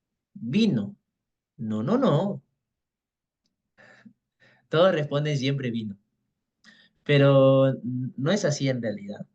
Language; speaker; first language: Spanish; native; Spanish